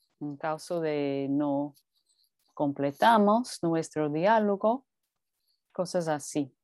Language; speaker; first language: Spanish; non-native, fluent; English